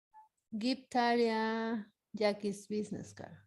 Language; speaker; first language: English; non-native, learner; Spanish